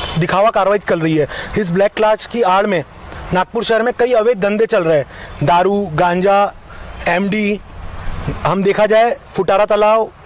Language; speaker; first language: Hindi; non-native, local second language; Marathi